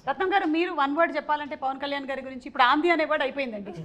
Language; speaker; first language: Telugu; native; Telugu